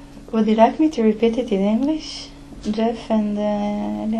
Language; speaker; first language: English; non-native, fluent; Hebrew